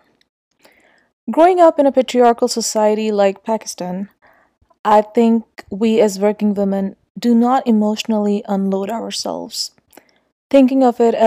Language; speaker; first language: English; non-native, local second language; Urdu